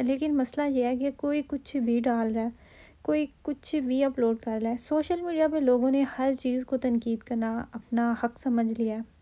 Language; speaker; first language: Urdu; native; Urdu